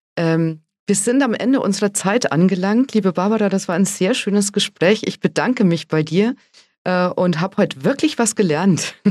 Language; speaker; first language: German; native; German